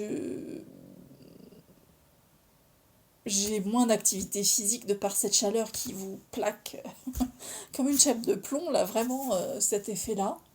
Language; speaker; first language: French; native; French